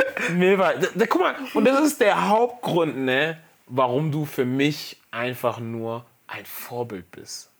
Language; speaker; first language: German; native; German